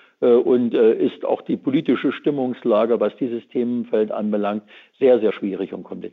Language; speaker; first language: German; native; German